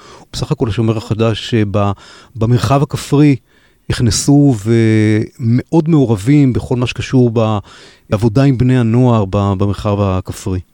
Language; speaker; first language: Hebrew; native; Hebrew